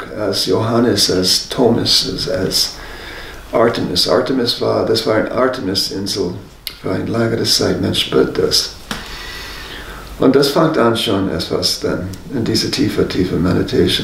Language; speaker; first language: German; non-native, fluent; English